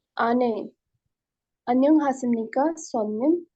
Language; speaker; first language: Korean; non-native, learner; Hindi